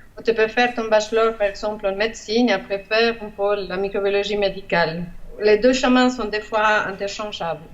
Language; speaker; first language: French; non-native, fluent; Spanish